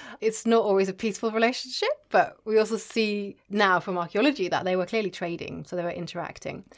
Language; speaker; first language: English; non-native, fluent; Norwegian